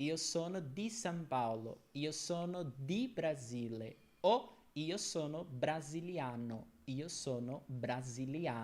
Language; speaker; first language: Italian; non-native, fluent; Portuguese